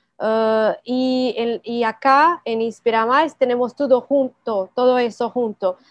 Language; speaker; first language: Spanish; non-native, learner; Portuguese